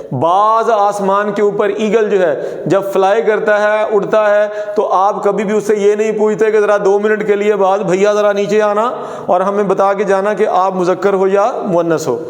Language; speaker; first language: Urdu; non-native, local second language; Punjabi